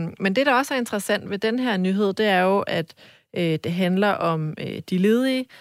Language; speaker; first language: Danish; early bilingual, other home language; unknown